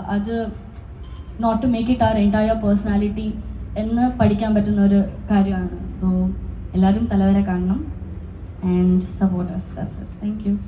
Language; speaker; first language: Malayalam; non-native, local second language; Tamil